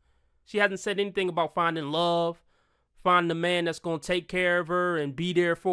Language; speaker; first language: English; native; English